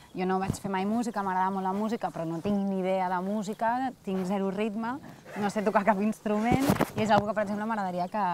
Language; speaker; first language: Catalan; native; Catalan